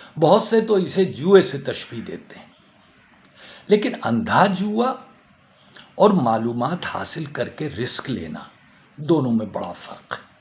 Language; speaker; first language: Urdu; native; Urdu